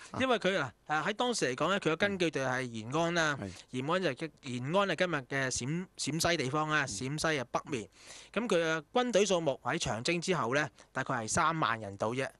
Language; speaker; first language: Cantonese; native; Cantonese